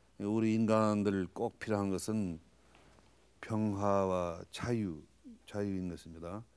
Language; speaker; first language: Korean; non-native, fluent; English